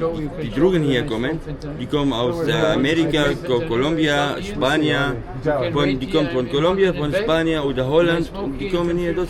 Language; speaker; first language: German; non-native, learner; Arabic